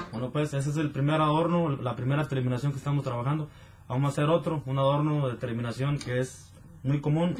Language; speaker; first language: Spanish; native; Spanish